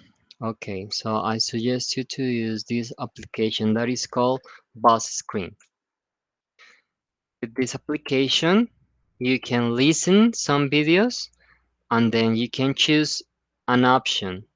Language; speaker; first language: English; non-native, fluent; Spanish